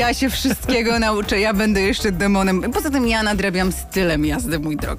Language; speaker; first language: Polish; native; Polish